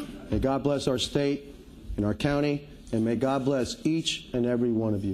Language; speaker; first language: English; early bilingual, other home language; Spanish